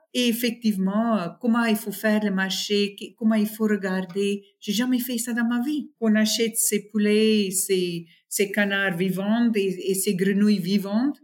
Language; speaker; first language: French; non-native, fluent; Afrikaans